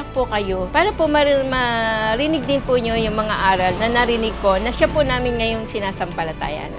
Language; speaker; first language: Filipino; native; Filipino